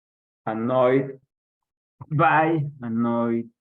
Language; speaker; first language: English; non-native, learner; Spanish